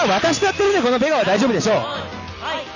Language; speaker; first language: Japanese; native; Japanese